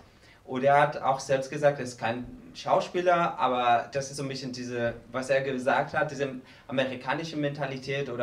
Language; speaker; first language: German; non-native, learner; Spanish